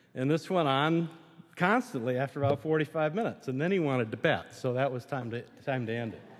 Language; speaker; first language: English; native; English